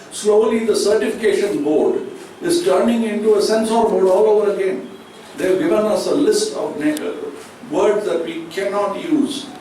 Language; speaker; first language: English; non-native, local second language; Tamil